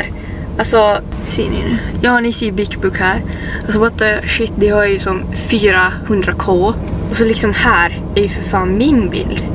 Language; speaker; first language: Swedish; native; Swedish